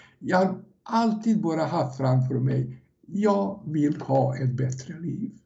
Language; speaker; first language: Swedish; non-native, fluent; Serbian